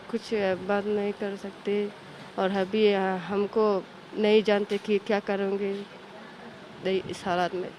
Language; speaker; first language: Hindi; non-native, learner; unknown